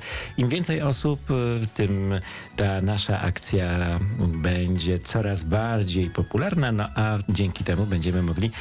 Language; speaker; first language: Polish; native; Polish